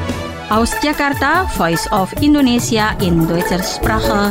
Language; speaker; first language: German; non-native, fluent; Indonesian